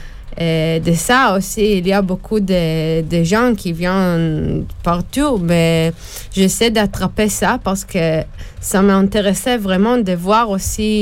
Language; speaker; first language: French; non-native, learner; Hebrew